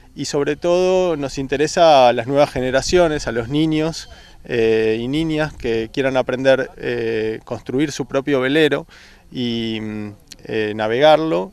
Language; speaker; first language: Spanish; native; Spanish